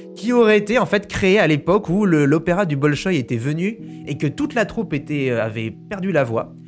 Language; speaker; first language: French; native; French